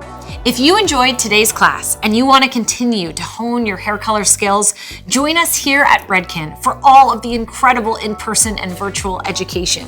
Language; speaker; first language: English; native; English